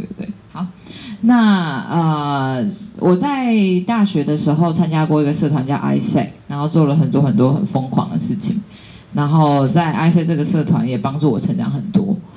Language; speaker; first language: Chinese; native; Chinese